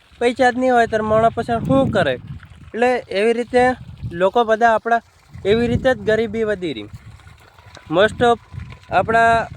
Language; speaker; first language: Gujarati; non-native, local second language; Bhili